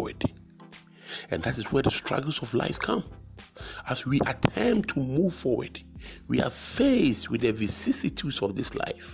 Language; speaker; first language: English; non-native, local second language; Akan